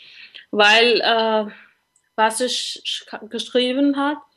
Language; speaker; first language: German; non-native, learner; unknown